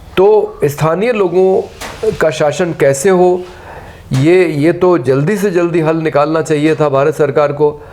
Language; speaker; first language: Hindi; native; Hindi